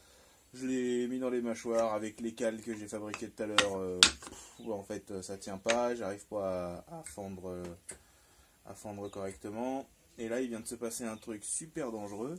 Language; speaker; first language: French; native; French